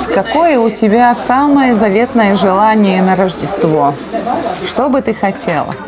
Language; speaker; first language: Russian; non-native, local second language; Latvian